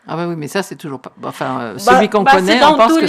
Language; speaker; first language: French; native; French